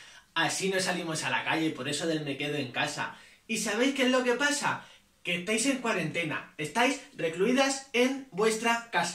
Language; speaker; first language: Spanish; native; Spanish